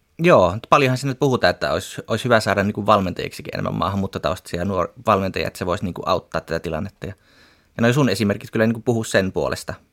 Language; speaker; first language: Finnish; native; Finnish